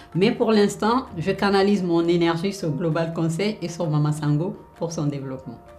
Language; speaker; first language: French; non-native, local second language; Fula